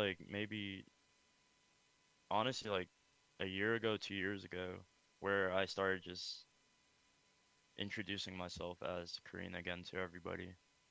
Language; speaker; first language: English; early bilingual, other home language; Khmer